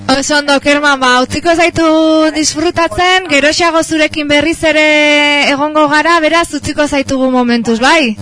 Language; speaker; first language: Basque; native; Basque